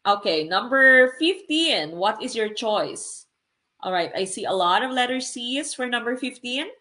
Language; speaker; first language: English; non-native, local second language; Filipino